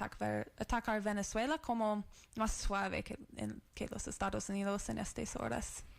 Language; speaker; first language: Spanish; non-native, learner; English